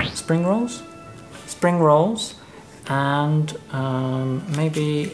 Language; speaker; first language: English; native; English